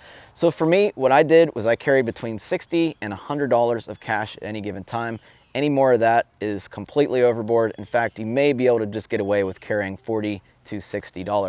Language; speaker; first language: English; native; English